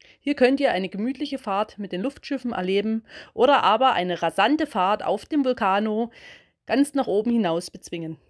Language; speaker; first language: German; native; German